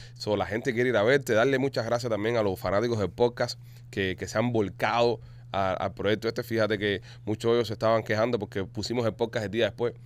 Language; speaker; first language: Spanish; native; Spanish